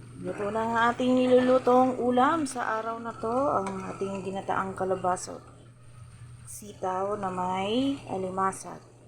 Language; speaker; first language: Filipino; native; Filipino